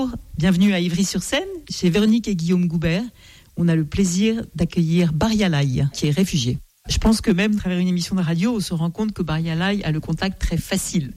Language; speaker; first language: French; native; French